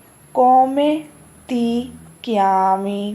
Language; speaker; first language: Italian; non-native, fluent; Urdu